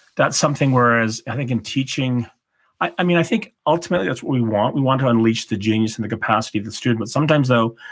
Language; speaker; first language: English; native; English